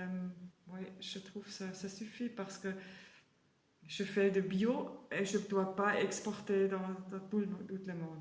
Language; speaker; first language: French; non-native, learner; German